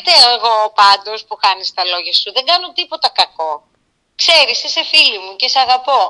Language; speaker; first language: Greek; native; Greek